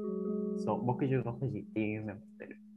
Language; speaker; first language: Japanese; early bilingual, other home language; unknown